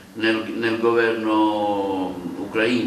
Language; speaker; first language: Italian; native; Italian